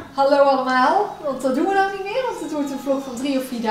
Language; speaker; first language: Dutch; native; Dutch